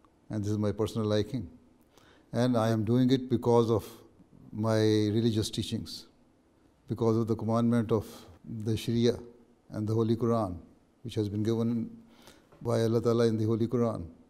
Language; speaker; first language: English; non-native, local second language; Urdu